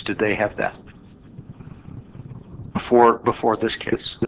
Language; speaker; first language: English; native; English